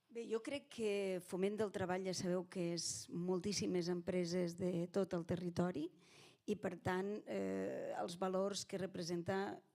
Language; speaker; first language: Catalan; native; Catalan